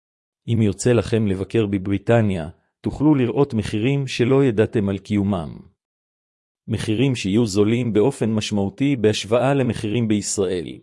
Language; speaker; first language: Hebrew; native; Hebrew